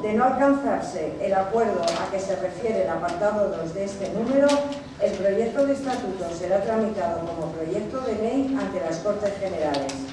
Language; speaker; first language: Spanish; native; Spanish